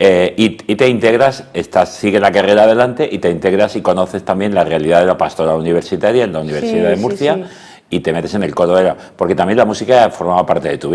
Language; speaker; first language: Spanish; native; Spanish